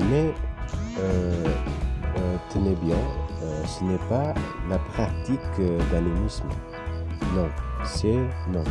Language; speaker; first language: French; non-native, fluent; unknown